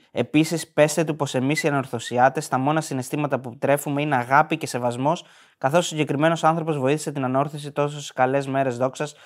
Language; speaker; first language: Greek; native; Greek